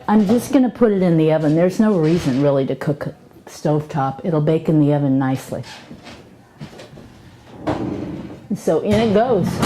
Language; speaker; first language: English; native; English